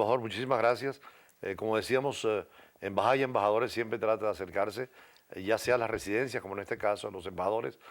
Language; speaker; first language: Spanish; native; Spanish